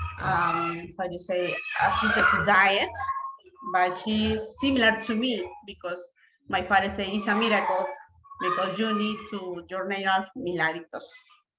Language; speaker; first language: English; non-native, learner; Spanish